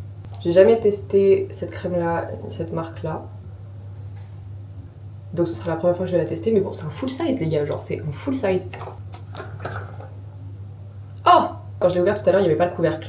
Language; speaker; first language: French; native; French